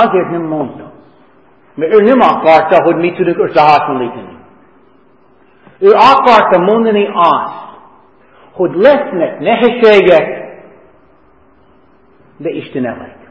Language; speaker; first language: Hungarian; non-native, fluent; English